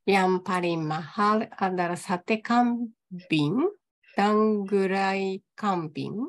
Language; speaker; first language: Indonesian; non-native, learner; Japanese